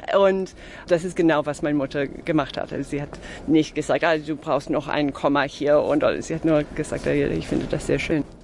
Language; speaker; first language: German; non-native, fluent; English